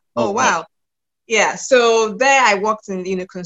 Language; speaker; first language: English; non-native, local second language; Yoruba